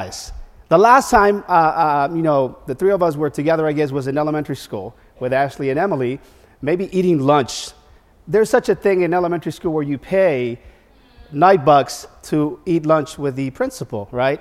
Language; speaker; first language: English; non-native, fluent; Spanish